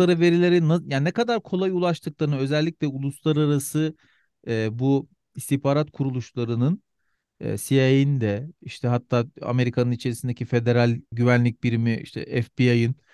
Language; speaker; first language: Turkish; native; Turkish